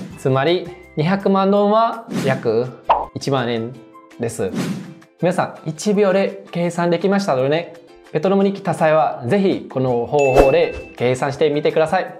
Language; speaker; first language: Japanese; non-native, fluent; Vietnamese